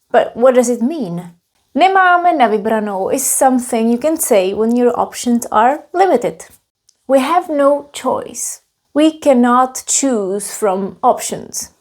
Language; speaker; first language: English; non-native, fluent; Czech